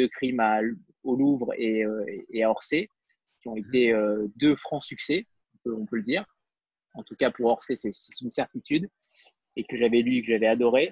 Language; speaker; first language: French; native; French